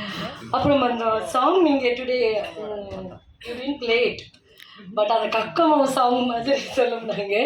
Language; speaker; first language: Tamil; non-native, fluent; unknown